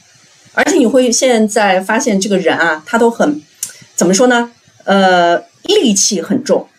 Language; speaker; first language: Chinese; native; Chinese